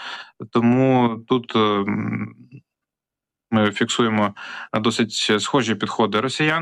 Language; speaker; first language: Ukrainian; native; Ukrainian